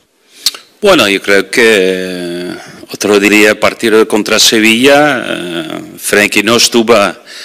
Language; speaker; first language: Spanish; non-native, fluent; Dutch